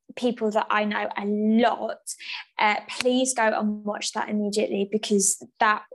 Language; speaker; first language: English; native; English